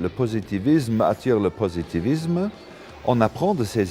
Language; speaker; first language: French; non-native, local second language; Luxembourgish